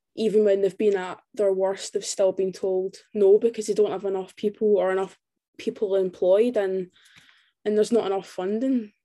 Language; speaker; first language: English; native; English